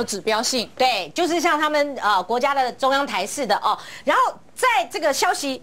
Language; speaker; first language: Chinese; native; Chinese